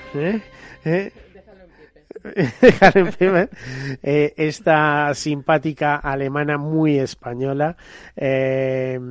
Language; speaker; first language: Spanish; native; Spanish